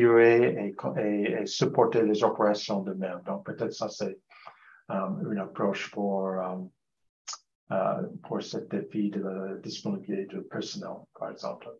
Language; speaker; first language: French; non-native, fluent; English